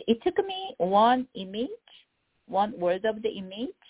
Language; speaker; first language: English; non-native, fluent; Korean